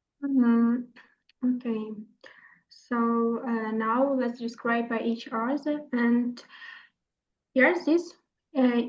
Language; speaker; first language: English; non-native, learner; Ukrainian